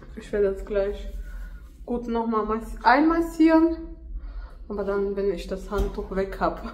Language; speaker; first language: German; non-native, fluent; Russian